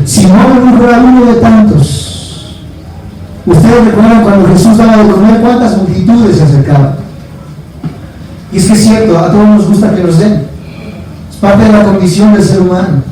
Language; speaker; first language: Spanish; native; Spanish